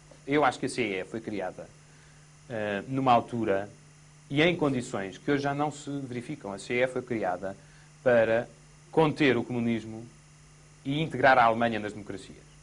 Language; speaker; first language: Portuguese; native; Portuguese